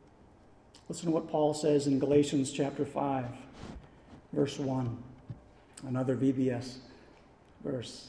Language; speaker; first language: English; native; English